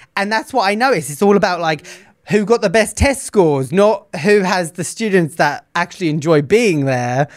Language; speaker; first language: English; native; English